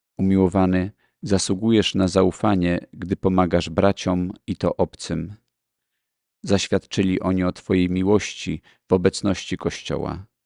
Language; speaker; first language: Polish; native; Polish